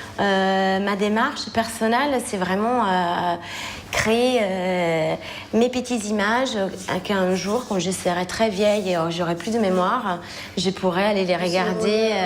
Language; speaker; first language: French; non-native, fluent; Italian